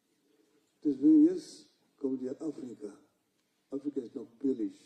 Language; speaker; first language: German; non-native, fluent; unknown